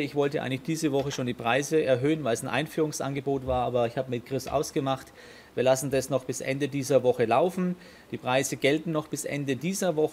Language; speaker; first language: German; native; German